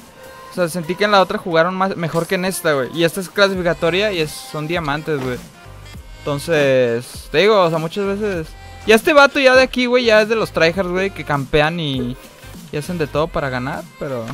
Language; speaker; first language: Spanish; native; Spanish